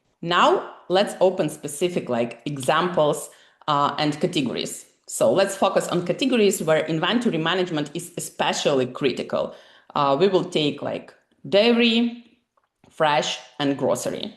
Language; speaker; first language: English; non-native, fluent; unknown